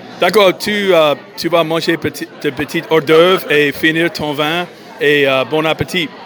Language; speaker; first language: French; non-native, fluent; English